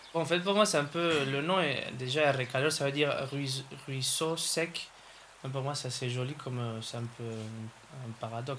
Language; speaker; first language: French; non-native, fluent; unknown